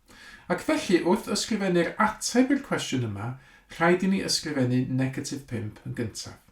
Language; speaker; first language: Welsh; native; Welsh